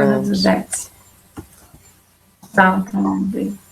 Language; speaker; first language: English; non-native, learner; Portuguese